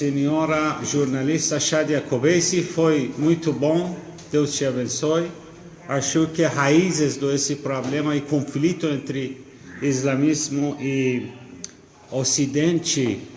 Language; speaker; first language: Portuguese; non-native, fluent; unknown